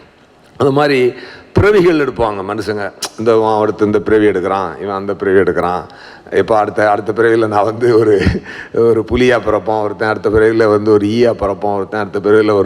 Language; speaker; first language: Tamil; native; Tamil